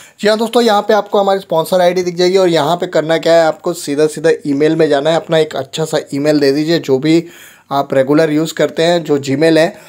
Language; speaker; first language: Hindi; native; Hindi